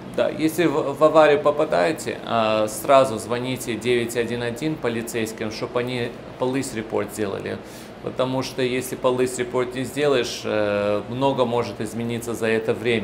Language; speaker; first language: Russian; early bilingual, heritage; Russian